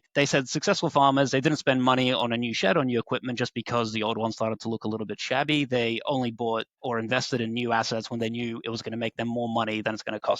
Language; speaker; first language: English; native; English